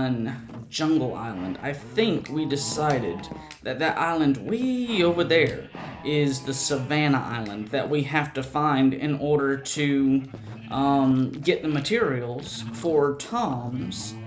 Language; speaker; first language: English; native; English